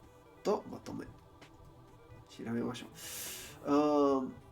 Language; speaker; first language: Japanese; non-native, learner; Spanish